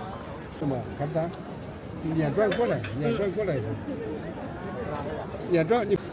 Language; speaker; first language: Chinese; native; Chinese